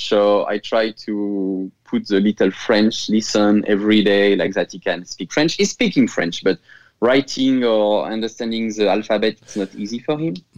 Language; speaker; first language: English; non-native, fluent; French